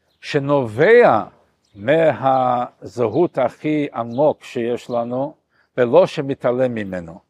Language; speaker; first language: Hebrew; non-native, fluent; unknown